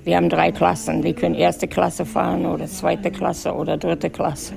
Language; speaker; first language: German; native; German